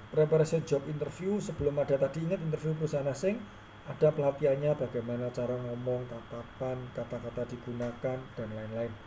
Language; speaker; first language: Indonesian; native; Indonesian